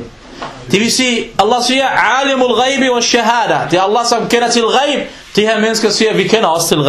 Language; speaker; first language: Danish; non-native, fluent; Arabic